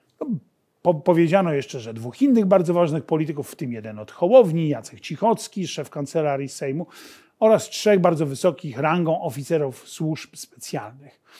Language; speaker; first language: Polish; native; Polish